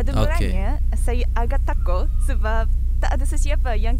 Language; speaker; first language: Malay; non-native, fluent; Japanese